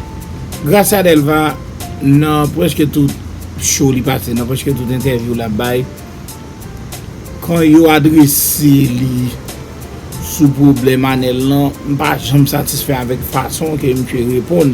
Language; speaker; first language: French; non-native, local second language; Haitian Creole